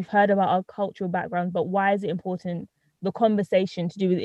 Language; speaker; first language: English; native; English